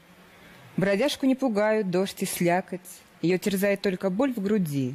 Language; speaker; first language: Russian; native; Russian